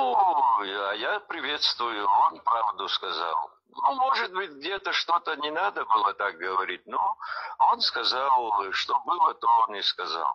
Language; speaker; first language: Russian; non-native, local second language; Abkhazian